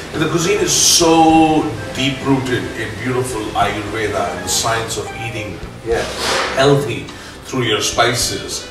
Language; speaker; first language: English; non-native, local second language; Punjabi